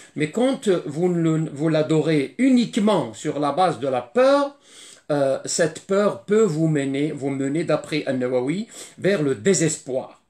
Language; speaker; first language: French; non-native, fluent; Arabic